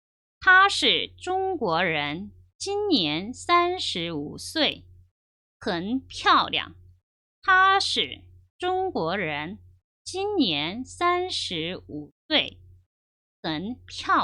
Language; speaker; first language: Chinese; non-native, fluent; Korean